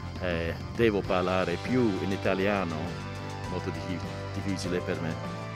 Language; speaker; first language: Italian; non-native, learner; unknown